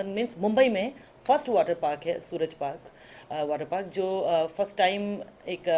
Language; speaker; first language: Hindi; non-native, local second language; Assamese